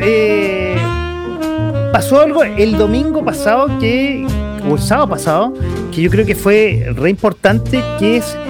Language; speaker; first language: Spanish; native; Spanish